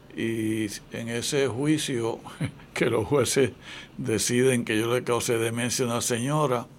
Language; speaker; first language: Spanish; native; Spanish